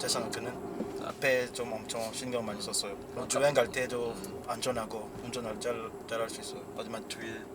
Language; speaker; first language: Korean; non-native, learner; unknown